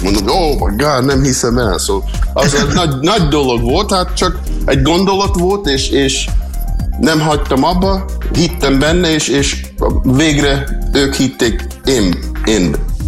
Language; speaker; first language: Hungarian; early bilingual, heritage; English